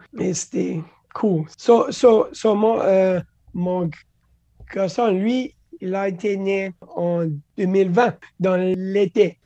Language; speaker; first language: French; non-native, local second language; English